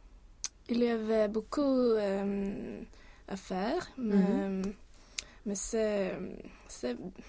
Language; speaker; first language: French; non-native, learner; Swedish